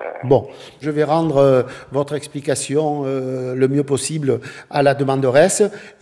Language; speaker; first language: French; native; French